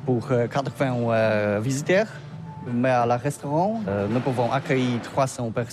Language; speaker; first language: French; non-native, learner; Polish